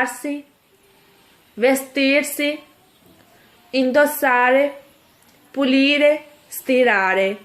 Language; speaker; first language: Italian; non-native, fluent; Urdu